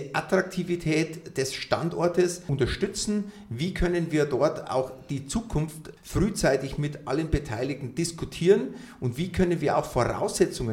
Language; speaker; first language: German; native; German